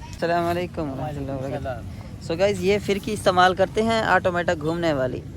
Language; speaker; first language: Urdu; non-native, local second language; Saraiki